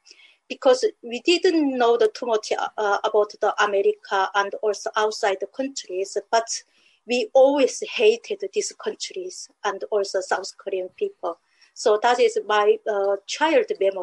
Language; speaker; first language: English; non-native, learner; Korean